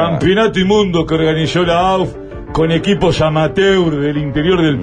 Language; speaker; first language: Spanish; native; Spanish